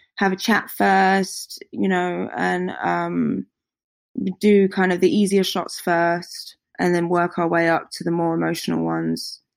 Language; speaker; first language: English; native; English